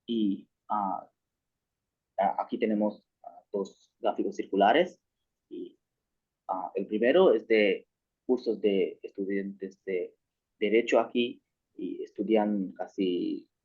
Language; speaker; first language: Spanish; non-native, learner; Bangla